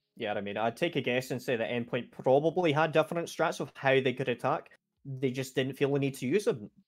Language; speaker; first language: English; native; English